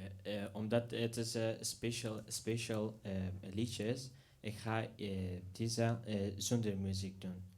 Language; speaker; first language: Dutch; non-native, learner; Persian